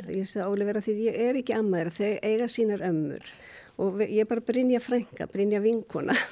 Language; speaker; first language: Icelandic; native; Icelandic